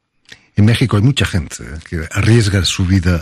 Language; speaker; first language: Spanish; native; Spanish